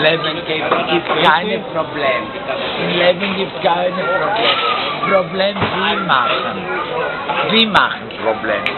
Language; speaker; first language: German; non-native, learner; Hebrew